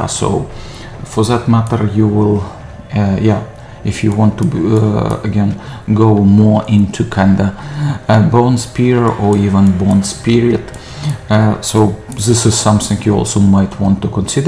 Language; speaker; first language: English; non-native, fluent; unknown